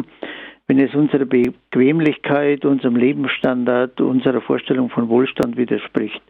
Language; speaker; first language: German; native; German